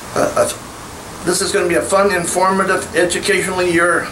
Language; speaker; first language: English; native; English